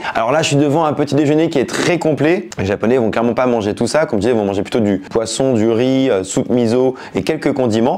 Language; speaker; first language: French; native; French